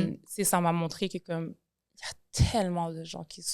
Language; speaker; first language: French; native; French